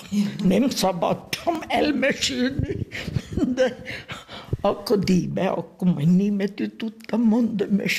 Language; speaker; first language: Hungarian; non-native, local second language; German